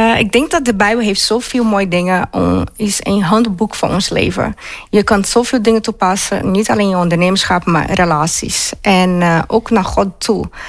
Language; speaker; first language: Dutch; non-native, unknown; Portuguese